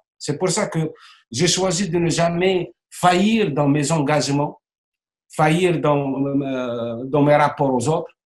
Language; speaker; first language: French; non-native, local second language; Arabic